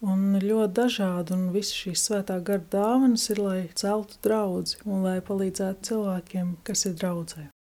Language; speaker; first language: Latvian; native; Latvian